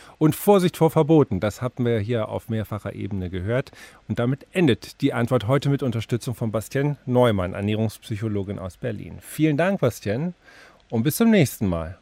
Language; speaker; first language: German; native; German